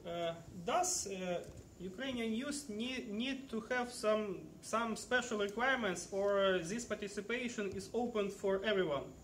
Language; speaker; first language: English; non-native, fluent; Ukrainian